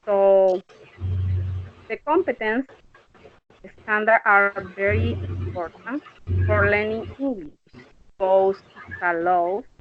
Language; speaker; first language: English; non-native, learner; Spanish